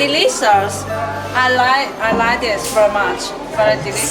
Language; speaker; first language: English; non-native, learner; Chinese